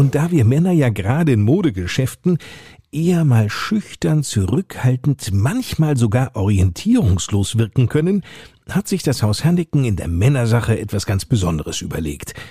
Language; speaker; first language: German; native; German